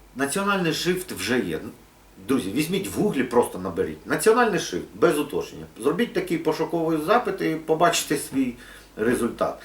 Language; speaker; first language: Ukrainian; non-native, local second language; Russian